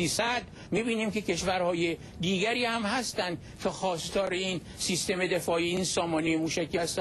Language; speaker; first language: Persian; native; Persian